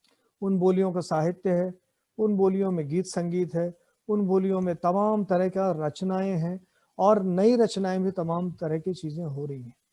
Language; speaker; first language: Hindi; native; Hindi